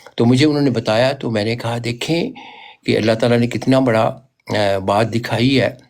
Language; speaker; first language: Urdu; non-native, local second language; Punjabi